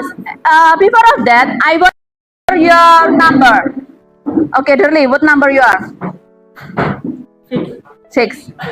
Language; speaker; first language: English; non-native, fluent; Indonesian